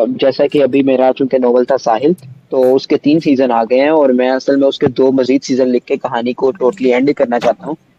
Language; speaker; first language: Urdu; non-native, local second language; Punjabi